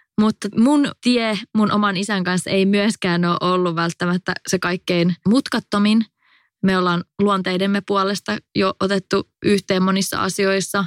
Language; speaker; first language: Finnish; native; Finnish